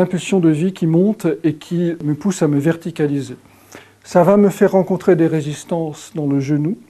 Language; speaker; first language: French; native; French